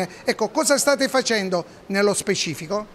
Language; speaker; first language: Italian; native; Italian